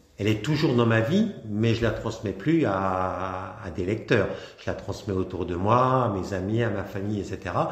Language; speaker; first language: French; native; French